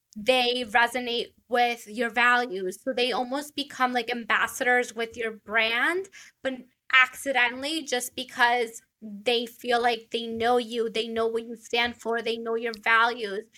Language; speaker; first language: English; early bilingual, other home language; Italian